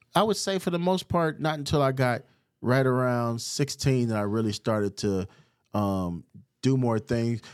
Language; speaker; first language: English; native; English